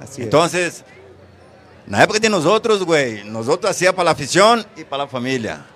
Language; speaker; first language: Spanish; non-native, fluent; Portuguese